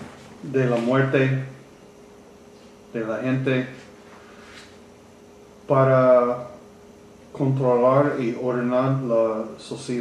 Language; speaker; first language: Spanish; non-native, learner; English